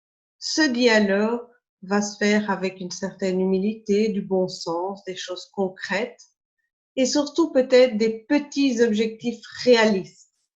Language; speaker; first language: French; native; French